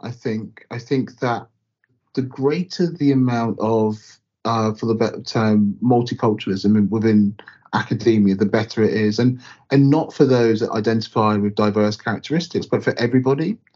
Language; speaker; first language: English; native; English